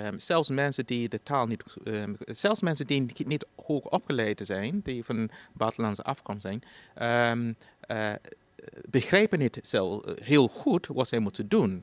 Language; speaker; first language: Dutch; non-native, fluent; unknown